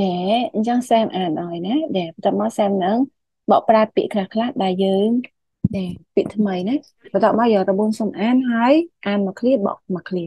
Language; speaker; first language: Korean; non-native, fluent; Khmer